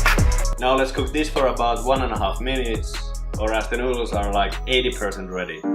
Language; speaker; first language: English; non-native, fluent; Finnish